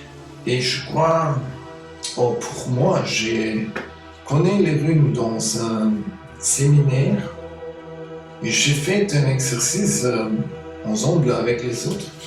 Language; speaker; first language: French; non-native, fluent; German